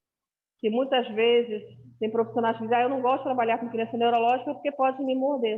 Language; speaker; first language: Portuguese; native; Portuguese